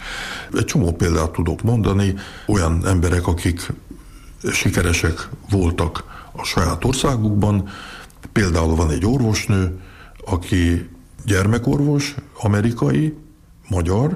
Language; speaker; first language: Hungarian; early bilingual, heritage; Hungarian